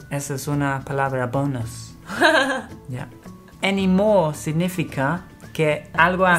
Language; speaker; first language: Spanish; non-native, fluent; English